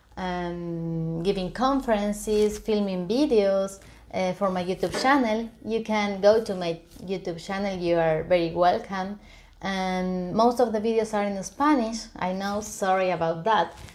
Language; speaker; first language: English; non-native, fluent; Spanish